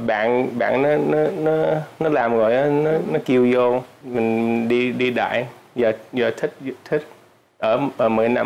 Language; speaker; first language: Vietnamese; early bilingual, heritage; Vietnamese